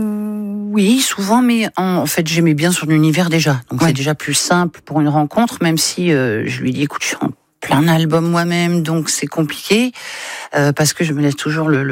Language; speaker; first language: French; native; French